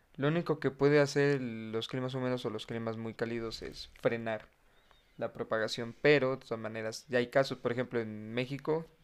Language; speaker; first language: Spanish; native; Spanish